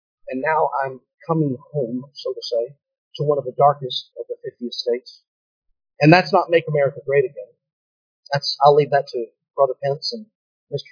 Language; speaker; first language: English; native; English